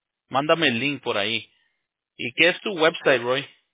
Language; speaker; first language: Spanish; early bilingual, heritage; Spanish